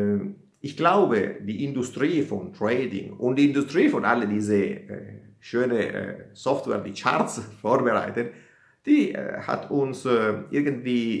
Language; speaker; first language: German; non-native, fluent; Italian